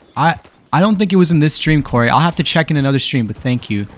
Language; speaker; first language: English; native; English